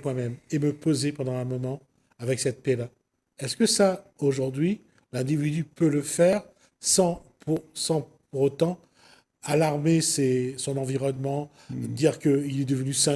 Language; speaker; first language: French; native; French